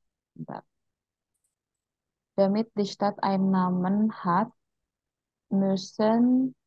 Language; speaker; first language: German; non-native, fluent; Indonesian